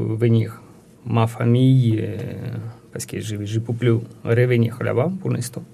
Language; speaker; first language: French; non-native, learner; Ukrainian